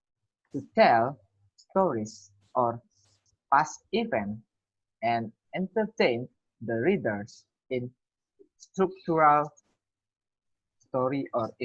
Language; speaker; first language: English; non-native, learner; Indonesian